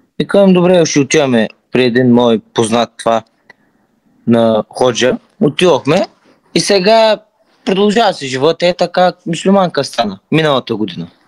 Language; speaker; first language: Bulgarian; non-native, local second language; Turkish